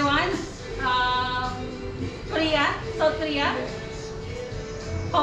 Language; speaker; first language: English; non-native, local second language; Filipino